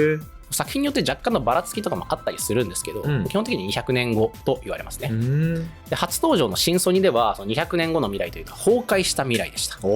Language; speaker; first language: Japanese; native; Japanese